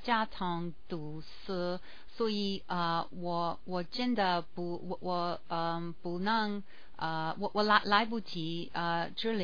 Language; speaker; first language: Chinese; non-native, learner; English